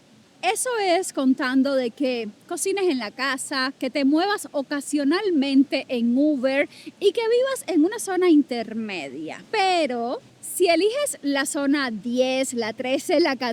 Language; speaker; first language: Spanish; native; Spanish